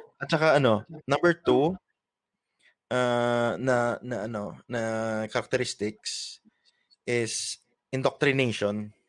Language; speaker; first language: Filipino; native; Filipino